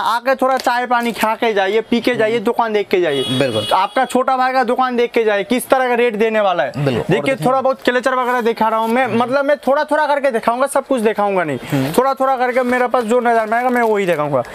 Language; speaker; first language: Hindi; non-native, local second language; Bangla